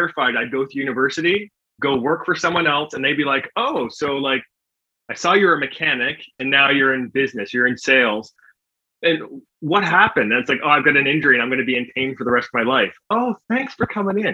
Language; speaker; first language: English; native; English